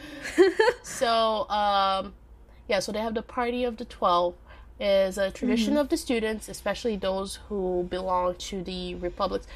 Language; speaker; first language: English; non-native, fluent; Portuguese